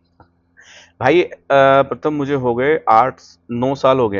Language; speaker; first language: Hindi; native; Hindi